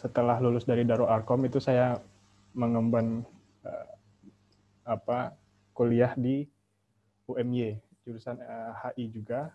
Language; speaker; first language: Indonesian; native; Indonesian